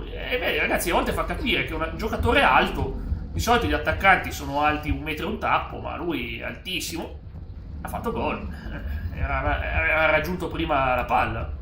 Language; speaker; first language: Italian; native; Italian